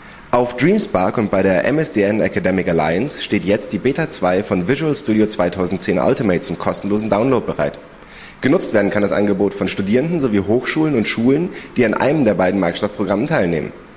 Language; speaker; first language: German; native; German